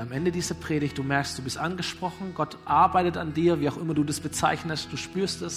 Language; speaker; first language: German; native; German